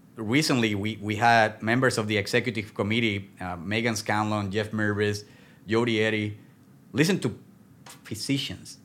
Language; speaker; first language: English; non-native, fluent; Spanish